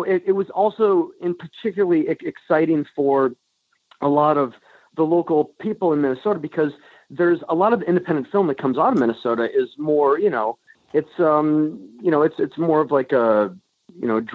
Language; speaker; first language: English; native; English